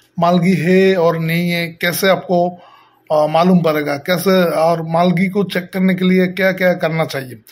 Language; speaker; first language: Hindi; non-native, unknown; Bangla